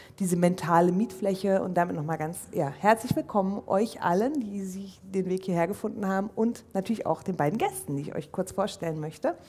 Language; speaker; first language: German; native; German